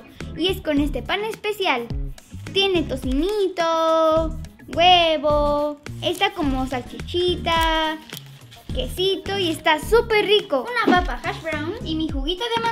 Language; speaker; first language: Spanish; native; Spanish